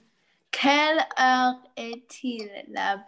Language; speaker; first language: French; early bilingual, other home language; English